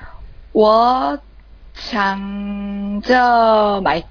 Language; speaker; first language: Chinese; non-native, learner; Korean